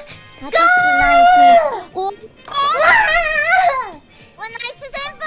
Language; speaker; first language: Japanese; non-native, learner; Indonesian